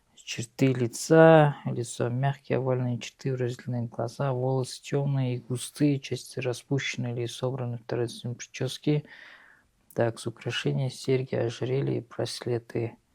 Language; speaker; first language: Russian; non-native, local second language; Kazakh